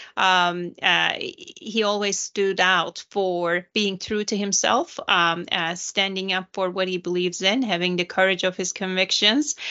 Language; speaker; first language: English; non-native, fluent; Turkish